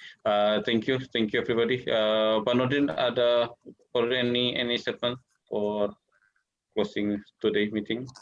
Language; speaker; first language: English; non-native, learner; Indonesian